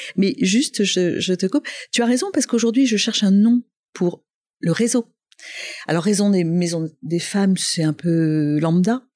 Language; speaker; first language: French; non-native, local second language; Arabic